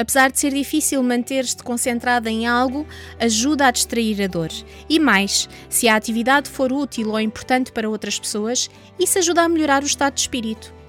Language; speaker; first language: Portuguese; native; Portuguese